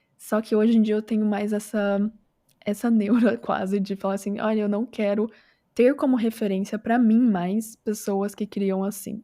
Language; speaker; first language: Portuguese; native; Portuguese